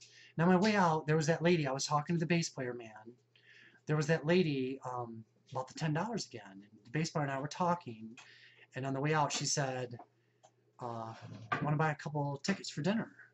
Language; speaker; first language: English; native; English